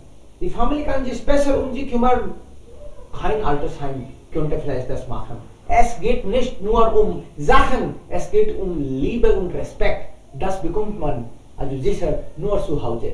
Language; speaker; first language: German; non-native, learner; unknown